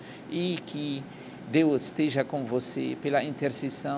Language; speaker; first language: Portuguese; non-native, fluent; Arabic